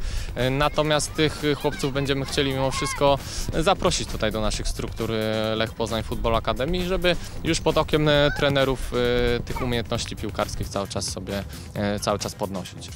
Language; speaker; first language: Polish; native; Polish